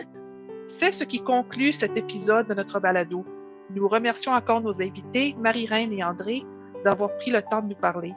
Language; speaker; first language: French; native; French